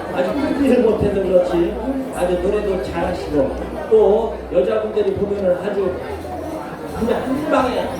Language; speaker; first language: Korean; native; Korean